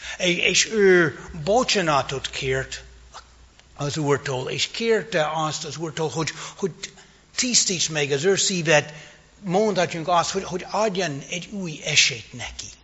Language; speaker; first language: Hungarian; non-native, fluent; English